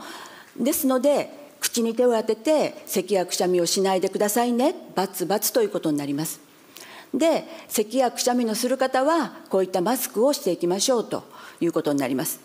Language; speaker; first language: Japanese; native; Japanese